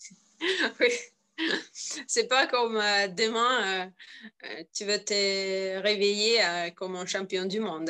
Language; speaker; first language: French; non-native, learner; Russian